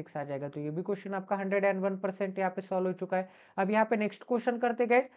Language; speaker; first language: Hindi; non-native, local second language; Marathi